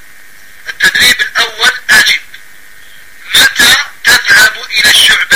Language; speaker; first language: Arabic; non-native, fluent; French